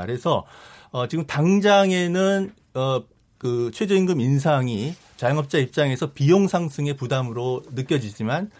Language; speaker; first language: Korean; native; Korean